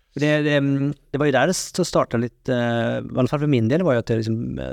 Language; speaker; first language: Swedish; non-native, fluent; Norwegian